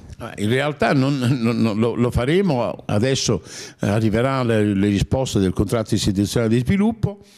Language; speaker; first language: Italian; native; Italian